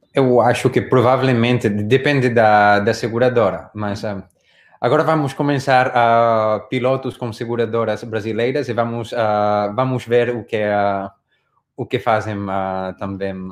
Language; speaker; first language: Portuguese; non-native, learner; Spanish